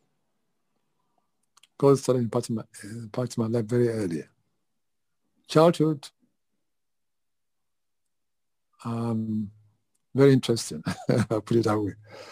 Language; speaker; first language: English; non-native, local second language; Yoruba